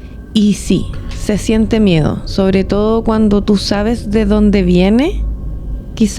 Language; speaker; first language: Spanish; native; Spanish